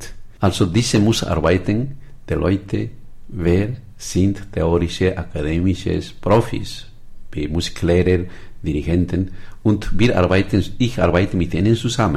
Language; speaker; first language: German; non-native, learner; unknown